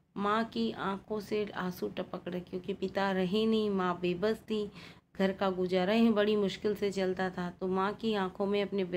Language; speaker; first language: Hindi; native; Hindi